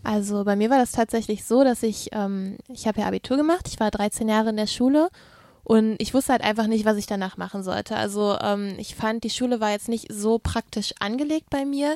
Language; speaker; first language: German; native; German